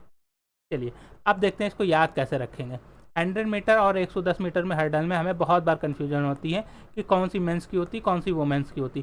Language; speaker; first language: Hindi; native; Hindi